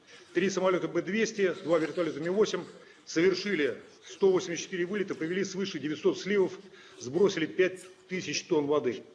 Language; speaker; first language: Russian; native; Russian